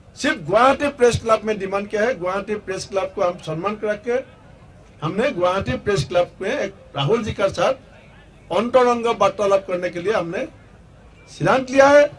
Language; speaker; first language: Hindi; non-native, local second language; Assamese